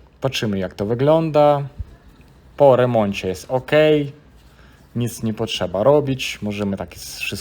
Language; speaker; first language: Polish; non-native, fluent; Ukrainian